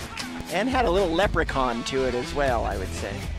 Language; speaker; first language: English; native; English